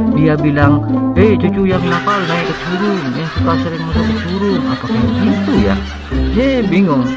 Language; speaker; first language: Indonesian; non-native, local second language; Madurese